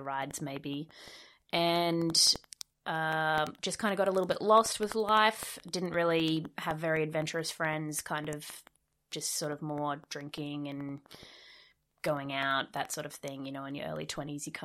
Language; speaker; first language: English; native; English